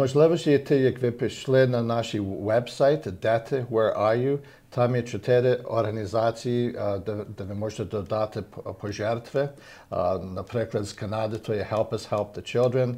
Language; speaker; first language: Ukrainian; early bilingual, heritage; Ukrainian